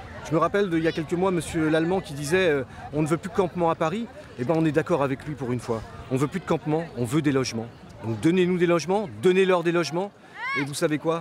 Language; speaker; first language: French; native; French